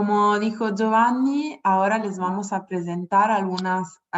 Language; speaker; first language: Spanish; non-native, fluent; Italian